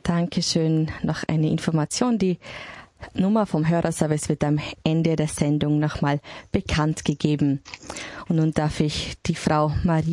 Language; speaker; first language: German; native; German